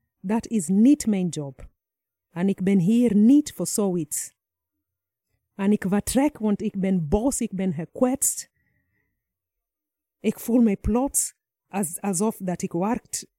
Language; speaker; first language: Dutch; non-native, fluent; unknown